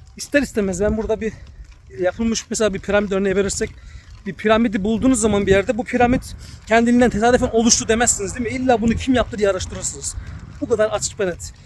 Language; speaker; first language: Turkish; early bilingual, heritage; Turkish